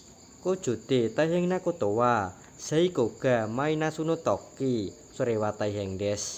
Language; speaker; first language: Japanese; non-native, learner; Indonesian